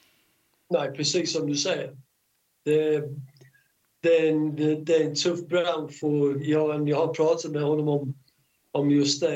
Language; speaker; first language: Swedish; non-native, fluent; English